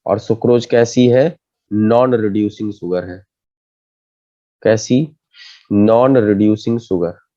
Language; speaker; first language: Hindi; native; Hindi